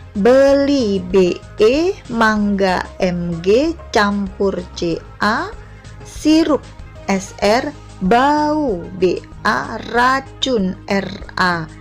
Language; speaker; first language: Indonesian; non-native, local second language; Javanese